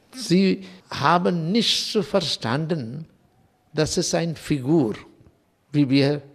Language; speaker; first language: German; non-native, fluent; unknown